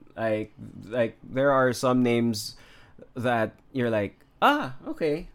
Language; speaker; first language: English; non-native, local second language; Filipino